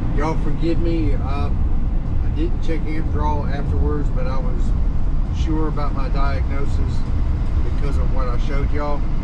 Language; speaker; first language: English; native; English